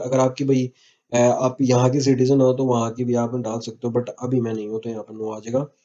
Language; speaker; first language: Hindi; native; Hindi